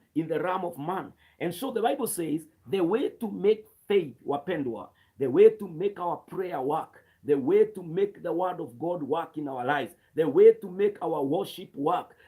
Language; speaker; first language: English; non-native, local second language; Swahili